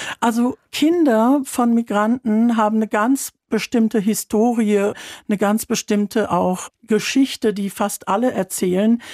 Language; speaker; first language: German; early bilingual, other home language; Turkish